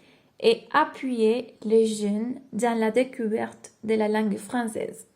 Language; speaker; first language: French; non-native, learner; Spanish